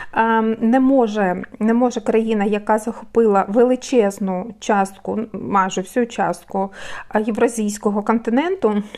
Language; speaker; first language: Ukrainian; non-native, local second language; Russian